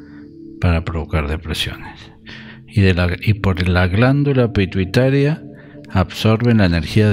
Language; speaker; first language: Spanish; native; Spanish